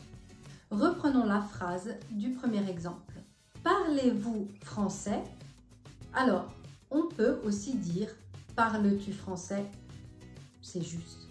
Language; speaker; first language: French; non-native, fluent; Italian